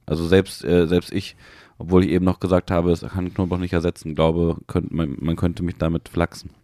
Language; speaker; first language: German; native; German